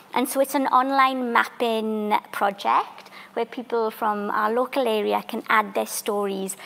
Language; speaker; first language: English; native; English